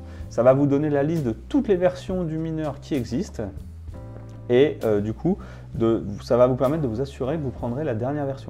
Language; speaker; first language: French; native; French